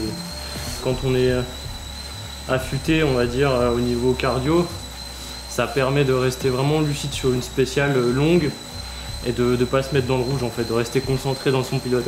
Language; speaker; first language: French; native; French